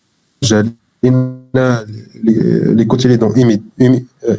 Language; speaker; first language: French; non-native, local second language; Arabic